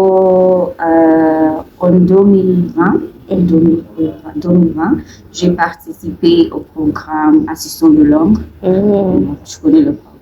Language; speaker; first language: French; non-native, learner; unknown